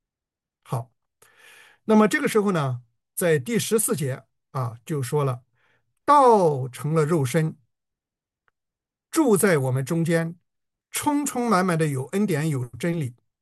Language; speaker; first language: Chinese; native; Chinese